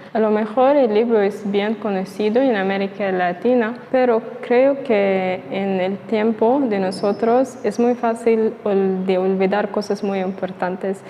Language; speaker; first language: Spanish; non-native, learner; Arabic